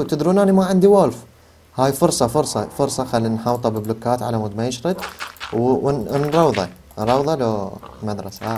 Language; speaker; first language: Arabic; native; Arabic